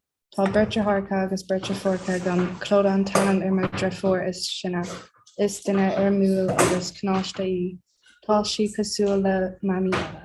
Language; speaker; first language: Irish; non-native, local second language; English